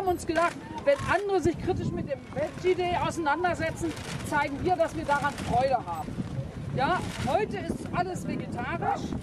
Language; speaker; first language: German; native; German